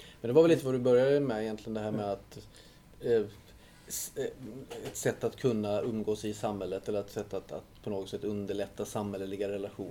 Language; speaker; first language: Swedish; native; Swedish